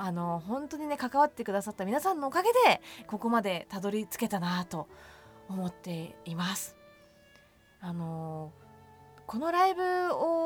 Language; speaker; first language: Japanese; native; Japanese